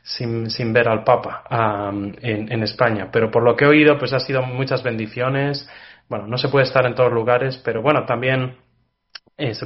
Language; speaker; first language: Spanish; native; Spanish